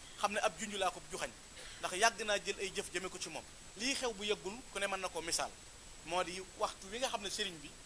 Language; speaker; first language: Wolof; native; Wolof